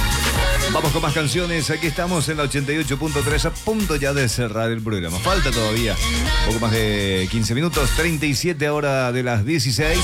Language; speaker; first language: Spanish; native; Spanish